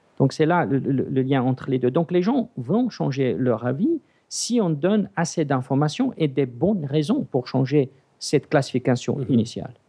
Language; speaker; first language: French; non-native, fluent; English